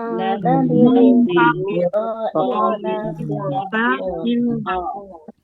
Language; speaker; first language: Arabic; non-native, learner; Indonesian